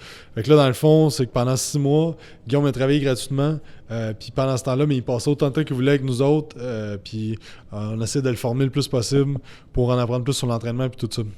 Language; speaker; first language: French; native; French